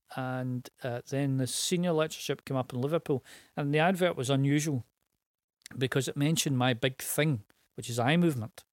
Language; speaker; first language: English; native; English